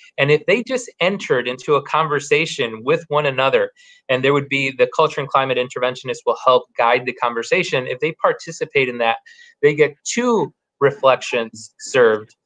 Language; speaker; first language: English; early bilingual, other home language; Spanish